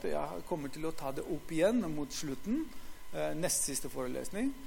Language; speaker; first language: Norwegian; non-native, fluent; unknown